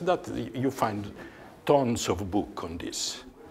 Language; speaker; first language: English; non-native, fluent; Italian